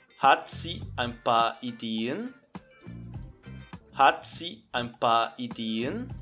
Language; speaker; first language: German; non-native, fluent; Portuguese